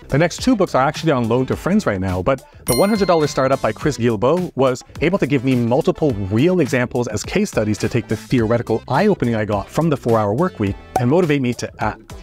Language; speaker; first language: English; native; English